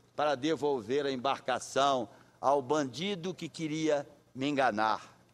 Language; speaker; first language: Portuguese; native; Portuguese